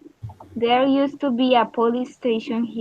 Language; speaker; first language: English; non-native, learner; Spanish